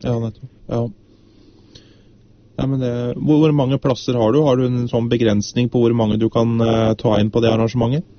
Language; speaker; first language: Norwegian; native; Norwegian